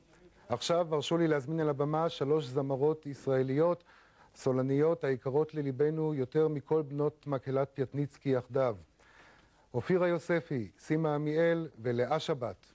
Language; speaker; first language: Hebrew; native; Hebrew